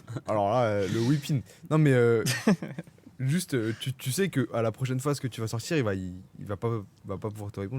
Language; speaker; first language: French; native; French